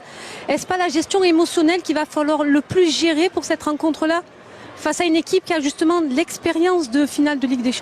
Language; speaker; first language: French; native; French